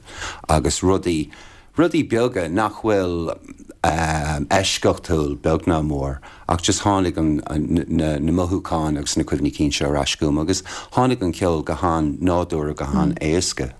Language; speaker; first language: Irish; native; Irish